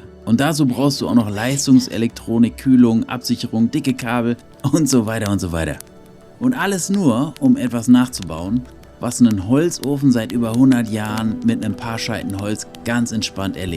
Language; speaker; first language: German; native; German